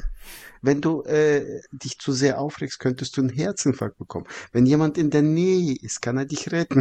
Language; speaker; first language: German; non-native, fluent; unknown